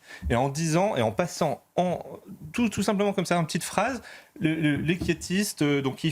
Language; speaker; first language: French; native; French